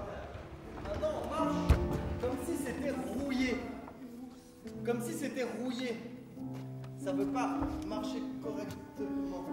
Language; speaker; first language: French; native; French